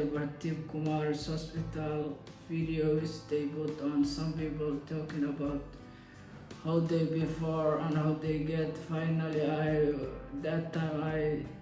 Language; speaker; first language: English; non-native, learner; Somali